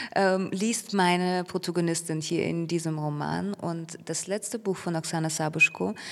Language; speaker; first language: German; early bilingual, other home language; Russian